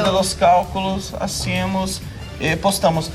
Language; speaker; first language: Spanish; non-native, learner; Portuguese